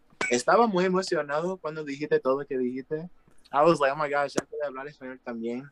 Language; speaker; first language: Spanish; non-native, fluent; English